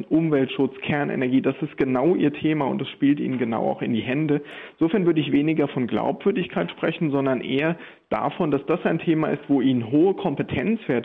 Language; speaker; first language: German; native; German